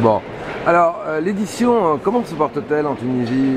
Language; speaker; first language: French; native; French